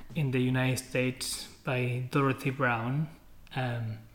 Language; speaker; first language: English; non-native, fluent; Spanish